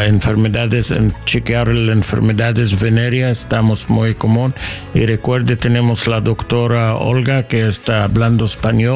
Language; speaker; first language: Spanish; non-native, learner; English